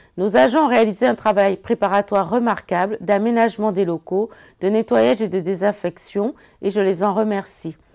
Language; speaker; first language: French; native; French